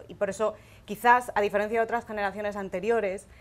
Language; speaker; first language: Spanish; native; Spanish